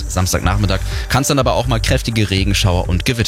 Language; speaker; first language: German; native; German